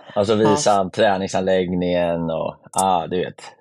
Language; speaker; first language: Swedish; native; Swedish